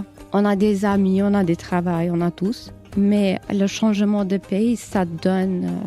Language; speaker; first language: French; non-native, learner; Albanian